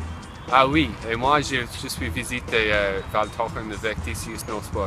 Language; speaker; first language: French; non-native, learner; English